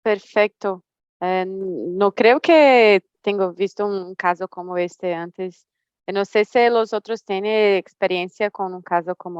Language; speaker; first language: Spanish; non-native, fluent; Portuguese